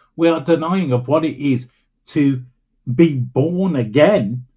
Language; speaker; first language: English; native; English